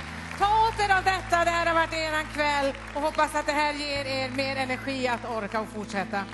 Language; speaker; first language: Swedish; native; Swedish